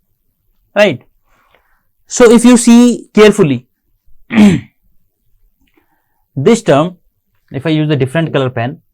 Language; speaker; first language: English; non-native, local second language; Hindi